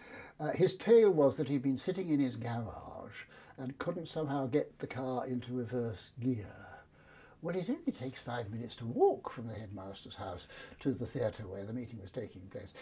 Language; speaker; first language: English; native; English